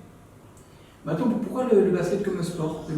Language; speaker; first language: French; native; French